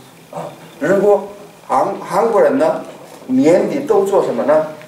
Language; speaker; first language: Chinese; non-native, fluent; Korean